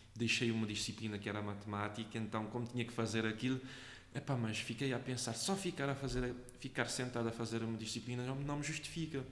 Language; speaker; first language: Portuguese; non-native, local second language; Kabuverdianu